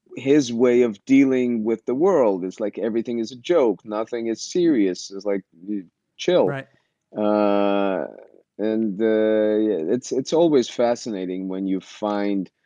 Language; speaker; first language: English; early bilingual, other home language; Russian